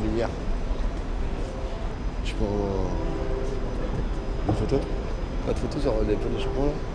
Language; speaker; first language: French; native; French